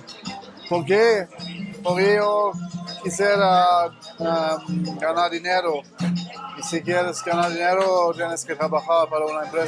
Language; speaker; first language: Spanish; non-native, learner; German